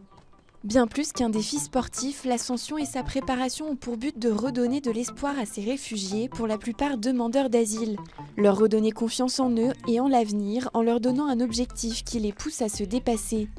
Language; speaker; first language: French; native; French